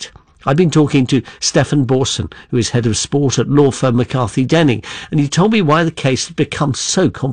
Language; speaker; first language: English; native; English